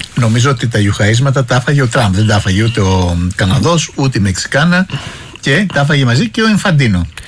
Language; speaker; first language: Greek; native; Greek